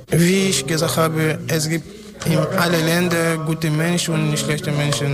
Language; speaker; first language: German; non-native, learner; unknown